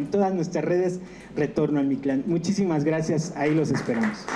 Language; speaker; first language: Spanish; native; Spanish